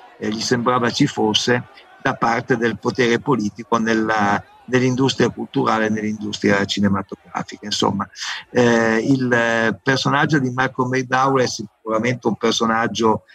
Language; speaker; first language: Italian; native; Italian